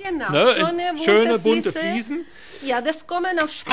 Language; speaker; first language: German; non-native, learner; Spanish